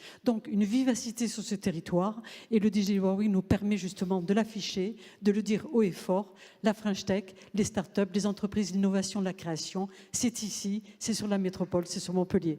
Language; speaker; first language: French; native; French